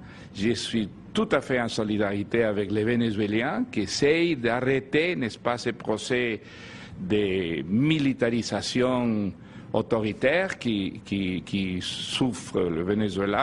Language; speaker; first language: French; non-native, fluent; Spanish